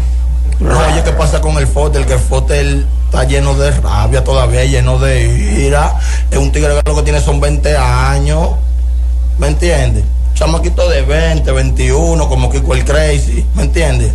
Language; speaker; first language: Spanish; native; Spanish